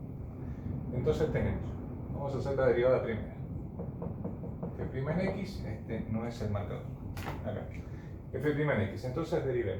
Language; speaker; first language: Spanish; native; Spanish